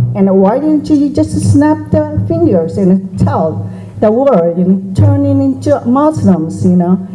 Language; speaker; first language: English; non-native, fluent; Japanese